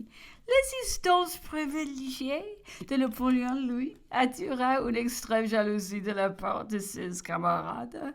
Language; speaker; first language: French; non-native, learner; English